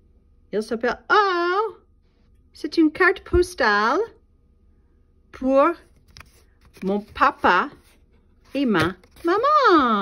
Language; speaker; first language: French; non-native, fluent; English